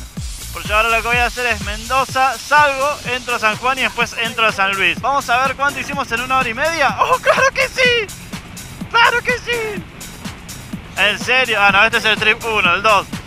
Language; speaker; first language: Spanish; native; Spanish